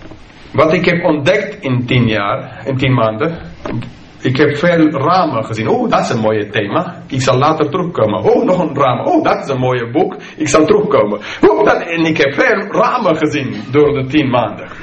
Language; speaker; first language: Dutch; non-native, fluent; English